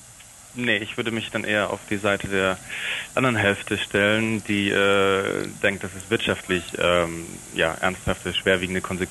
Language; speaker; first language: German; native; German